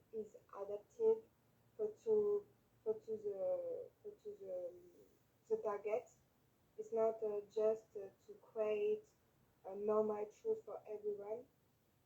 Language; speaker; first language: English; non-native, learner; French